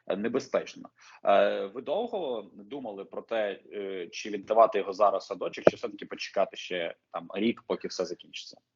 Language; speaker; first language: Ukrainian; native; Ukrainian